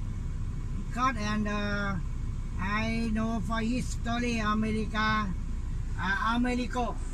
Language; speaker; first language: English; non-native, learner; Thai